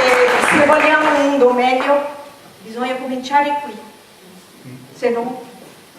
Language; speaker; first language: Italian; non-native, fluent; Portuguese